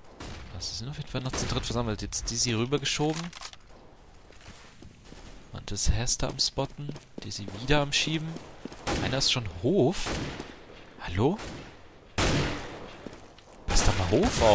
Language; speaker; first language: German; native; German